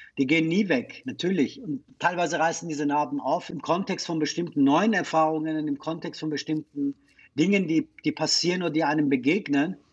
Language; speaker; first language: German; non-native, fluent; Persian